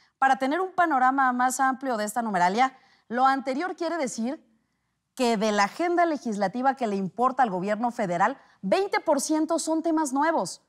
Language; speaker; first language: Spanish; native; Spanish